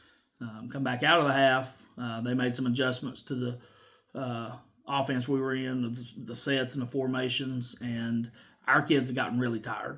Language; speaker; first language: English; native; English